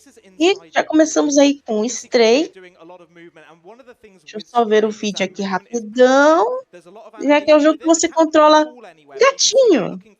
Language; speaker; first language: Portuguese; native; Portuguese